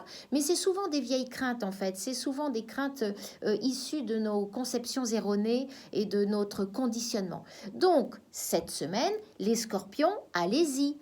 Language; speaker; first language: French; native; French